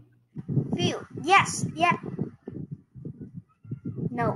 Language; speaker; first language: English; non-native, learner; Vietnamese